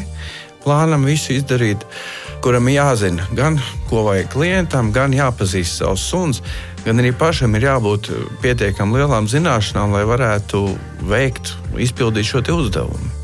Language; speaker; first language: Latvian; native; Latvian